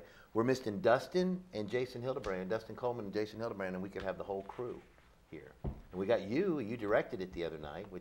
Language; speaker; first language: English; native; English